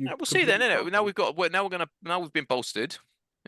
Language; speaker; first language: English; native; English